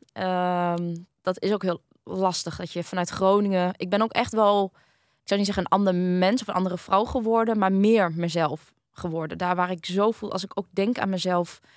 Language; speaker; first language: Dutch; early bilingual, other home language; Vietnamese